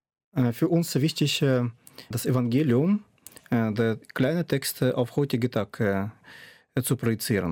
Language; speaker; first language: German; non-native, fluent; Russian